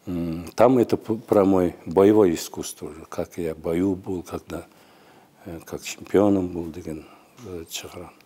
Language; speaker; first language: Russian; non-native, local second language; Kyrgyz